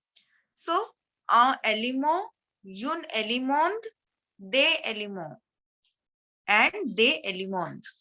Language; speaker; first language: French; non-native, fluent; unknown